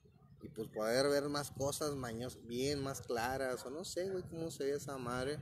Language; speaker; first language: Spanish; native; Spanish